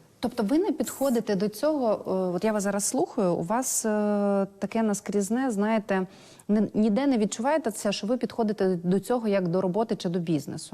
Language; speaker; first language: Ukrainian; native; Ukrainian